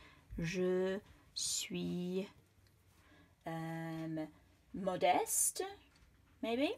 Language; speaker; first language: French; non-native, fluent; English